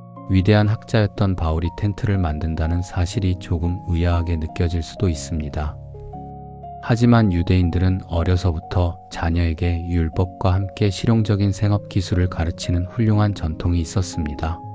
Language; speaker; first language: Korean; native; Korean